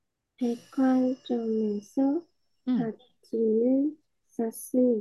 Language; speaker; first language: Korean; non-native, learner; Chinese